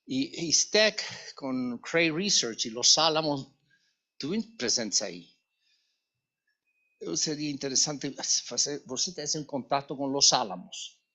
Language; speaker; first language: Portuguese; non-native, learner; Spanish